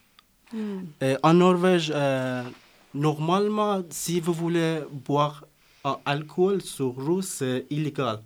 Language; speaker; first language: French; non-native, learner; Persian